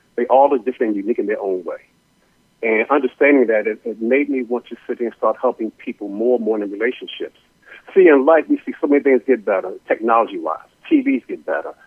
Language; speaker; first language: English; native; English